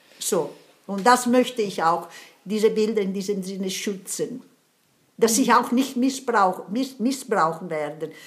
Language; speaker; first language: German; non-native, fluent; Italian